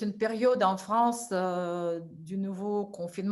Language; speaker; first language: French; non-native, fluent; Russian